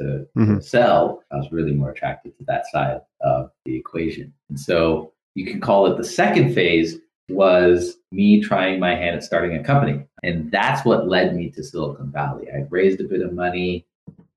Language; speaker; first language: English; native; English